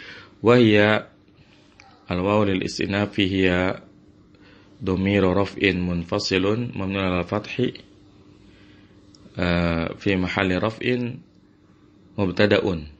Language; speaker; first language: Arabic; non-native, fluent; Indonesian